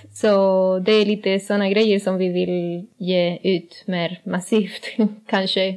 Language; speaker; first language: Swedish; non-native, learner; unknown